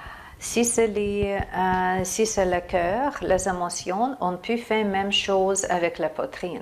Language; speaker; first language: French; non-native, fluent; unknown